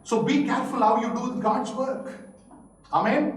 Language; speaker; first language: English; non-native, local second language; Tamil